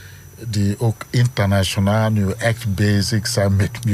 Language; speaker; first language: Dutch; non-native, learner; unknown